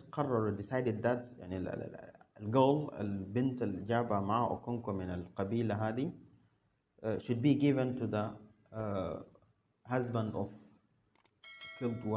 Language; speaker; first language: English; non-native, fluent; Arabic